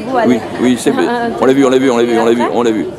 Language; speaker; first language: French; native; French